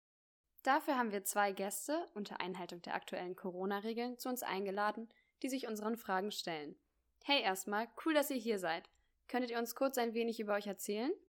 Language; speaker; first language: German; native; German